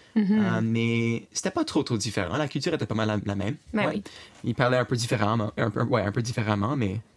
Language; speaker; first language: French; native; French